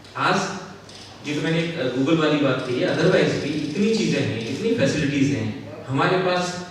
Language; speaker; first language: Hindi; native; Hindi